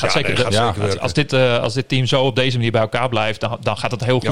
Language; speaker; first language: Dutch; native; Dutch